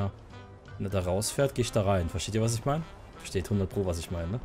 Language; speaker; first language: German; native; German